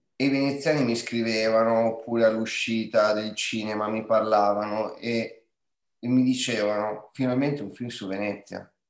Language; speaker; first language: Italian; native; Italian